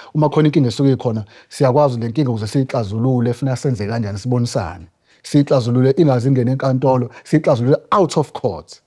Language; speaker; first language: Zulu; native; Zulu